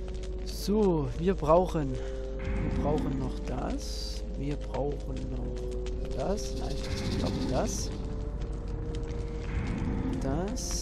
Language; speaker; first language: German; native; German